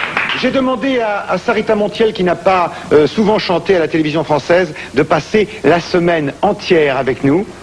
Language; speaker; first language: French; native; French